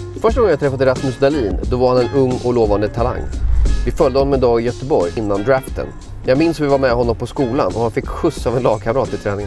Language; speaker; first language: Swedish; native; Swedish